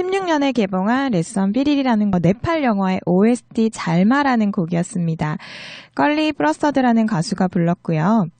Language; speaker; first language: Korean; native; Korean